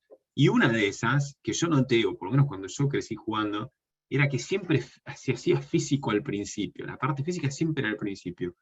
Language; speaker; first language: Spanish; native; Spanish